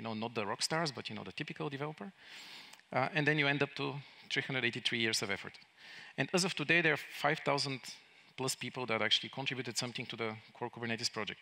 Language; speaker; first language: English; non-native, fluent; Bulgarian